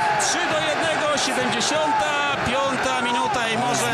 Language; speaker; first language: Polish; native; Polish